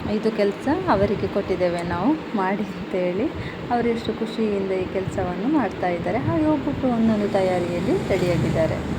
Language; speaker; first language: Kannada; non-native, local second language; Konkani